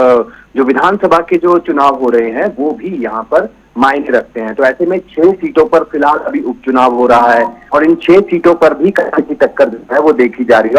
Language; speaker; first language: Hindi; native; Hindi